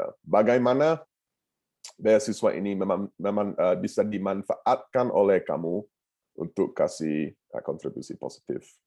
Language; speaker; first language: Indonesian; non-native, fluent; English